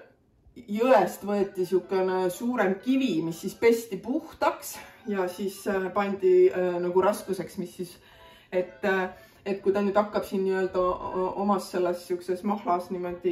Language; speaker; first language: Estonian; native; Estonian